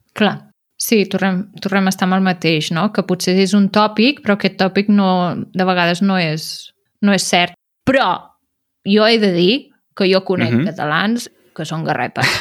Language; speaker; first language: Catalan; native; Catalan